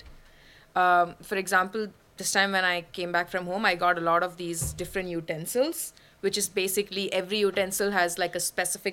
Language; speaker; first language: English; non-native, local second language; Malayalam